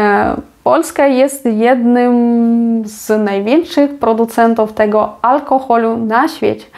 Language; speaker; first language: Polish; non-native, fluent; Ukrainian